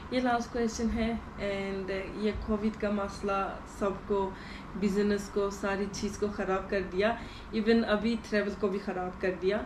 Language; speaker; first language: Hindi; non-native, learner; Turkish